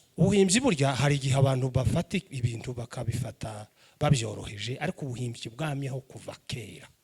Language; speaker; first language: Kinyarwanda; native; Kinyarwanda